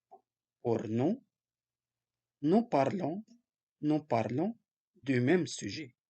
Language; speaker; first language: French; non-native, local second language; Arabic